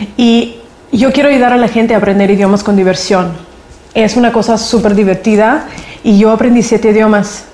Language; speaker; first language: Spanish; non-native, fluent; Russian